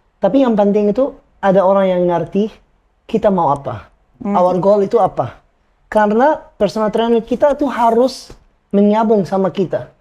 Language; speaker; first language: Indonesian; non-native, fluent; Arabic